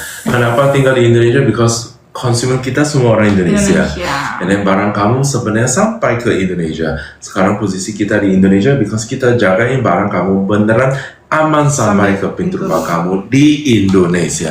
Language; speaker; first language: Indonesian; non-native, fluent; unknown